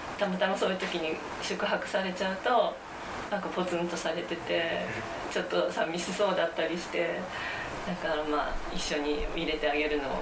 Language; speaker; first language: Japanese; native; Japanese